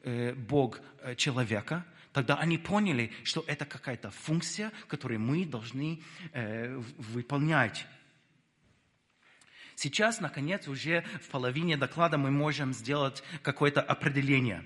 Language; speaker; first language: Russian; non-native, fluent; English